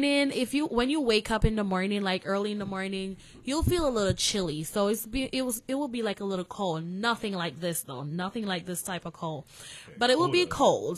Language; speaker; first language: English; non-native, local second language; Jamaican Creole English